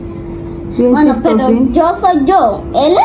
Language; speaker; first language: Spanish; early bilingual, heritage; Spanish